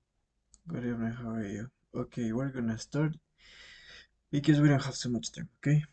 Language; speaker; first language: English; non-native, fluent; Spanish